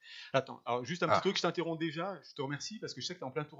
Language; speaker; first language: French; native; French